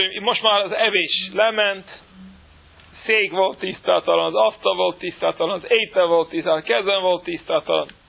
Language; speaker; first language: Hungarian; non-native, fluent; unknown